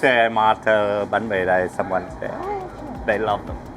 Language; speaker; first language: English; non-native, learner; Vietnamese